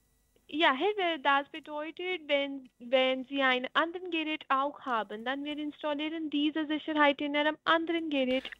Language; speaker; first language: German; non-native, learner; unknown